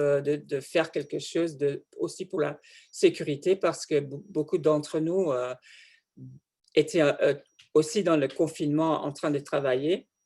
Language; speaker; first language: French; non-native, fluent; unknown